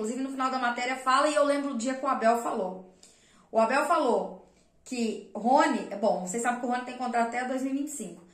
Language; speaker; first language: Portuguese; native; Portuguese